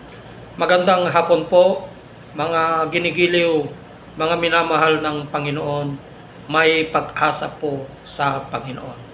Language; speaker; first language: Filipino; native; Filipino